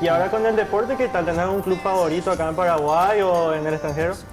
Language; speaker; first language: Spanish; native; Spanish